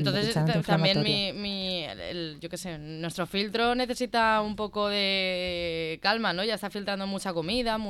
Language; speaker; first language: Spanish; native; Spanish